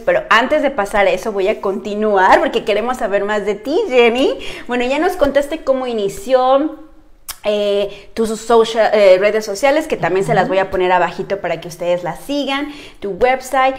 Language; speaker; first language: Spanish; native; Spanish